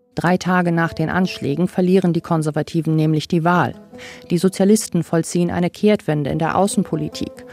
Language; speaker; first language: German; native; German